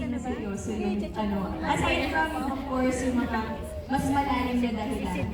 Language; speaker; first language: Filipino; native; Filipino